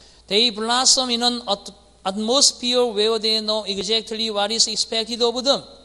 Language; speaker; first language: English; non-native, fluent; Korean